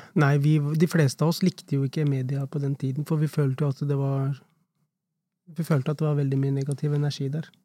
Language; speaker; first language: Norwegian; early bilingual, other home language; Urdu